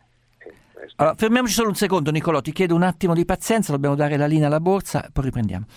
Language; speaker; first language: Italian; native; Italian